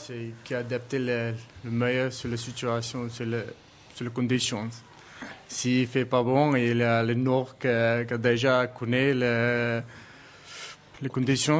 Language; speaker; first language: French; non-native, learner; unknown